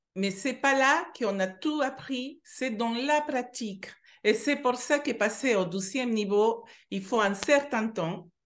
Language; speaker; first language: French; non-native, fluent; Spanish